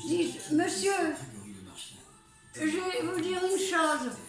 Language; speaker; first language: French; early bilingual, other home language; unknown